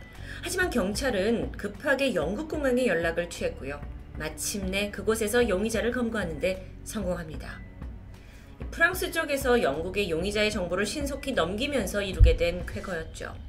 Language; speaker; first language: Korean; native; Korean